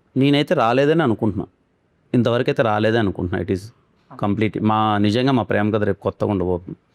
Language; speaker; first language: Telugu; native; Telugu